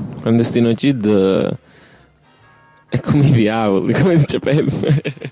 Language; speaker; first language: Italian; native; Italian